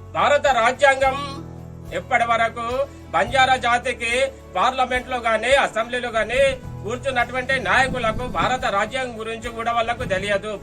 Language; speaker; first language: Telugu; non-native, local second language; Lambadi